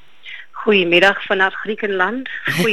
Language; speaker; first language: Dutch; non-native, fluent; Greek